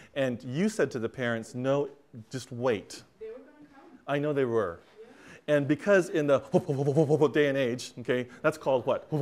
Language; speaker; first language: English; native; English